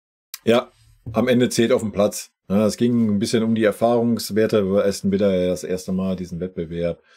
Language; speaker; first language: German; native; German